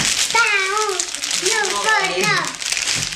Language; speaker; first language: Portuguese; early bilingual, heritage; Portuguese